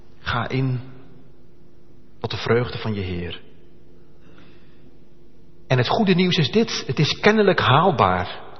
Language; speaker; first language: Dutch; native; Dutch